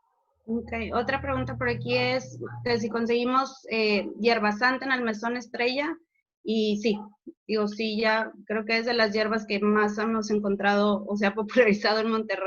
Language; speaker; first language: Spanish; native; Spanish